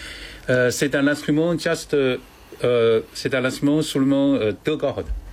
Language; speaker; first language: French; non-native, learner; Chinese